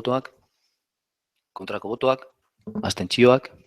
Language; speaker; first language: Basque; non-native, local second language; Spanish